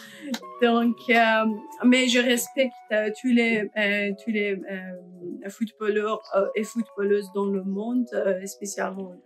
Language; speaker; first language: French; non-native, learner; Persian